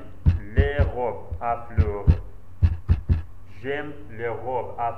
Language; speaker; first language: French; non-native, learner; Central Kurdish